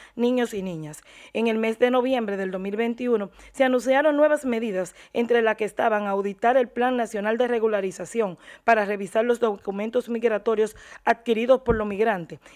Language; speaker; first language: Spanish; native; Spanish